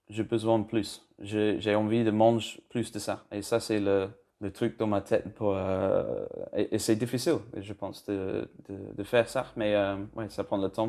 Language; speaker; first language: French; non-native, learner; English